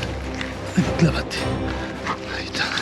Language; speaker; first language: Spanish; native; Spanish